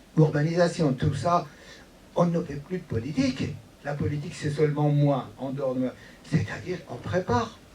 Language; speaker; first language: French; non-native, fluent; Persian